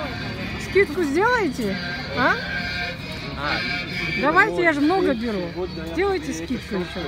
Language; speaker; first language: Russian; native; Russian